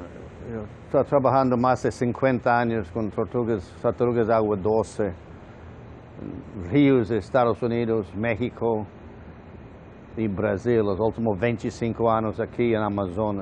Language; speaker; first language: Portuguese; non-native, fluent; English